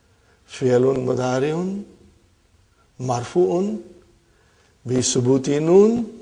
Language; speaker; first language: Arabic; non-native, fluent; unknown